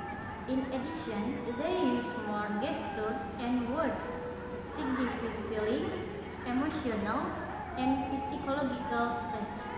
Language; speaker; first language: English; non-native, learner; Indonesian